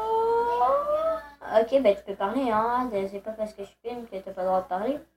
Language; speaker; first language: French; native; French